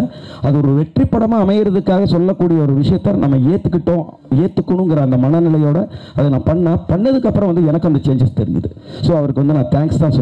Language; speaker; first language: Tamil; native; Tamil